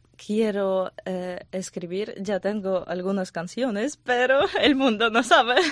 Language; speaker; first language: Spanish; non-native, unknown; Ukrainian